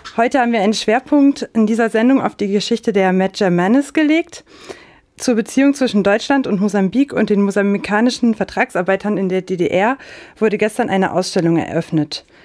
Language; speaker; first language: German; native; German